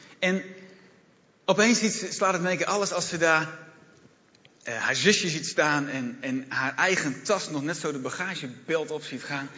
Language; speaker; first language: Dutch; native; Dutch